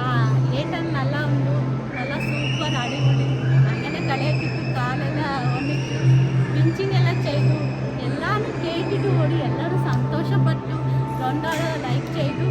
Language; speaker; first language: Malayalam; non-native, learner; Kannada